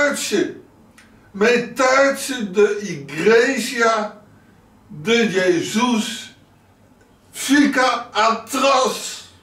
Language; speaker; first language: Portuguese; non-native, learner; Dutch